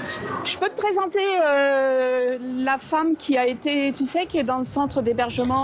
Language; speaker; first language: French; native; French